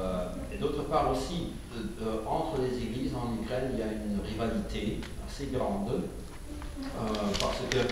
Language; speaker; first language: French; non-native, fluent; Ukrainian